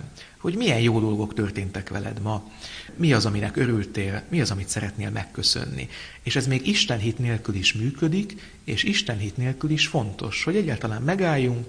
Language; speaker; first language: Hungarian; native; Hungarian